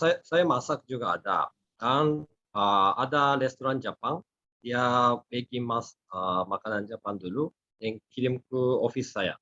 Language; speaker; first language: Indonesian; non-native, learner; Japanese